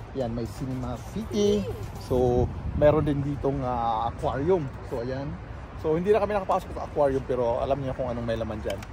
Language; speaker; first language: Filipino; non-native, local second language; Cebuano